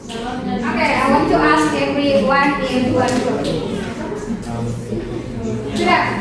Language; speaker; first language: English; non-native, learner; Indonesian